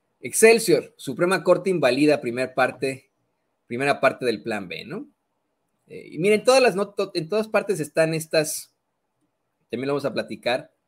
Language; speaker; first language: Spanish; native; Spanish